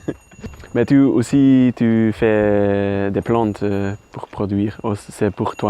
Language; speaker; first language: French; non-native, learner; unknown